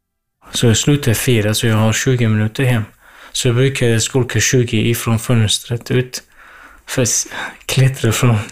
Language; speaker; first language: Swedish; non-native, fluent; Kurdish